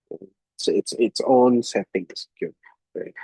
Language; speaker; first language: English; non-native, local second language; Cebuano